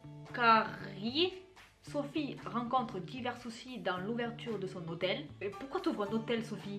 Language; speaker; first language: French; native; French